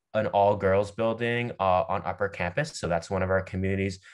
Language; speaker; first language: English; native; English